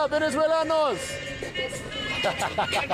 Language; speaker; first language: Spanish; non-native, learner; English